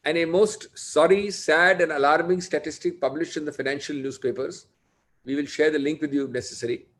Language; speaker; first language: English; non-native, local second language; Hindi